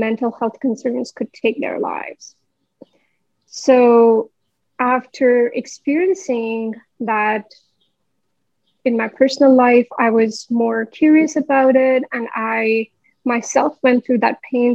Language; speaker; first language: English; non-native, local second language; Hindi